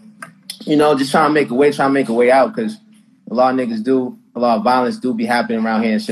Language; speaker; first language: English; native; English